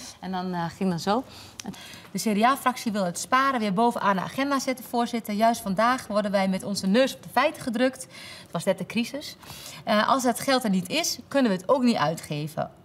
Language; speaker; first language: Dutch; native; Dutch